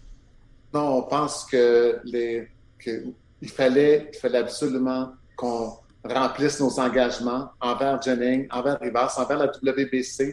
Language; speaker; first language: French; native; French